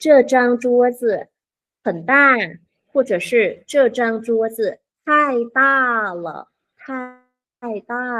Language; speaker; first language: Chinese; non-native, fluent; Vietnamese